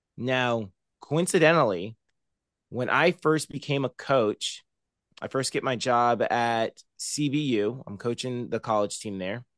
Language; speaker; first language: English; native; English